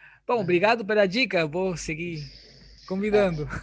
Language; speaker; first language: Portuguese; non-native, learner; Spanish